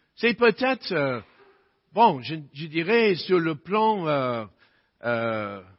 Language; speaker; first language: French; non-native, fluent; English